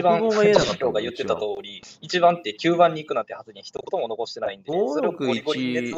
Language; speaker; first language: Japanese; native; Japanese